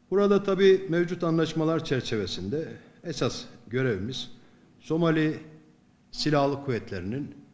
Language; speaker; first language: Turkish; native; Turkish